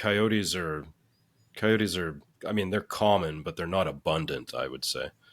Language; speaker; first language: English; native; English